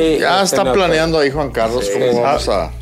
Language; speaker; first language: Spanish; native; Spanish